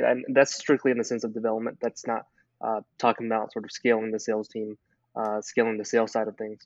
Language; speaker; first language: English; native; English